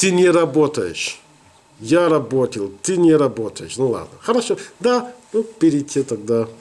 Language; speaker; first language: Russian; non-native, learner; English